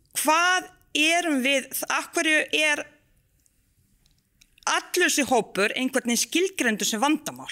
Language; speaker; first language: Icelandic; non-native, fluent; Bosnian